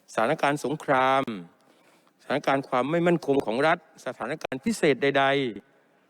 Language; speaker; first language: Thai; non-native, local second language; Pattani Malay